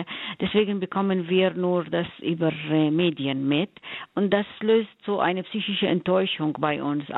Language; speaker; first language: German; non-native, fluent; Arabic